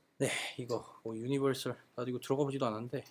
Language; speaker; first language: Korean; native; Korean